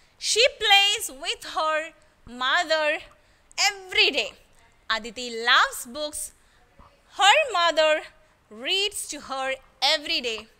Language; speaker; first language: English; non-native, local second language; Malayalam